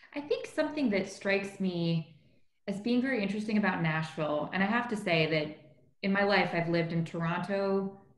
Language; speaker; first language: English; native; English